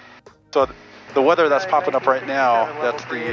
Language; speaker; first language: English; native; English